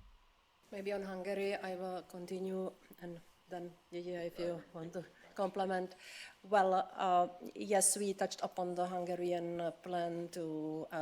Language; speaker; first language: English; non-native, fluent; Czech